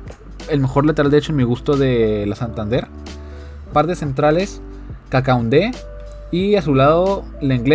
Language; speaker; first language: Spanish; native; Spanish